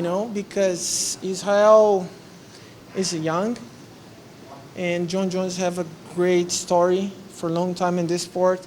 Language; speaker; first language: English; non-native, learner; Portuguese